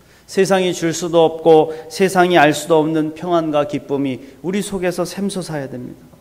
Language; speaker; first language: Korean; native; Korean